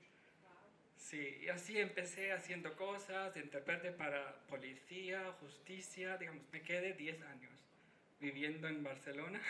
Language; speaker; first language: Spanish; non-native, fluent; Hindi